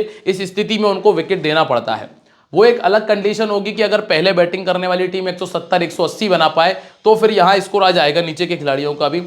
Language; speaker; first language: Hindi; native; Hindi